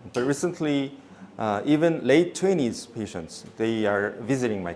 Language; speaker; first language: English; non-native, fluent; Korean